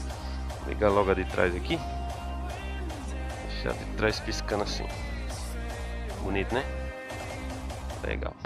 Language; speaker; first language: Portuguese; native; Portuguese